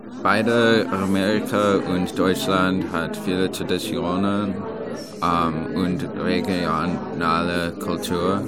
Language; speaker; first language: German; non-native, learner; English